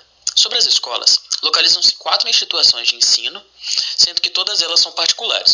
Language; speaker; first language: Portuguese; native; Portuguese